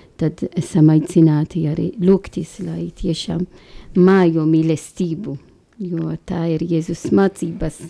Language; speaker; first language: Latvian; non-native, fluent; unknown